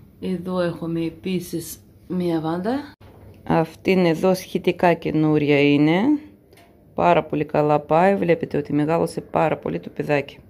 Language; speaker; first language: Greek; non-native, fluent; Russian